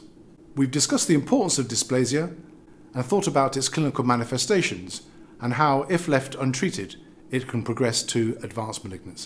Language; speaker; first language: English; native; English